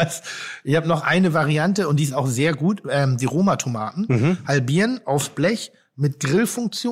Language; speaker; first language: German; native; German